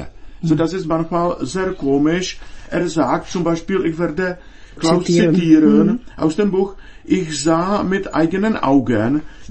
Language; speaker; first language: German; non-native, fluent; Czech